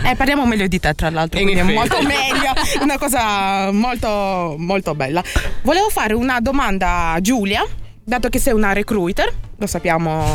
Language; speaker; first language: Italian; native; Italian